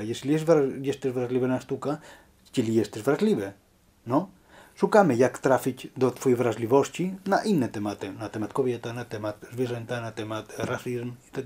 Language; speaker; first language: Polish; non-native, learner; Spanish